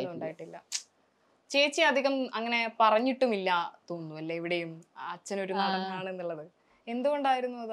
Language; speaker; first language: Malayalam; native; Malayalam